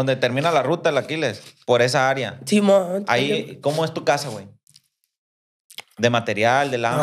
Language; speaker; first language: Spanish; native; Spanish